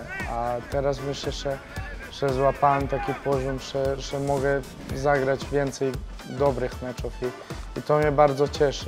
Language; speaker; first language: Polish; non-native, fluent; Serbian